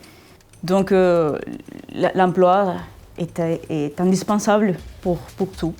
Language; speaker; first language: French; non-native, fluent; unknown